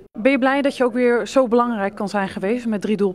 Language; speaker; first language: Dutch; native; Dutch